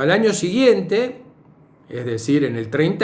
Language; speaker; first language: Spanish; native; Spanish